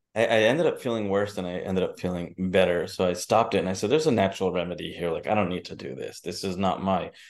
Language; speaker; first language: English; native; English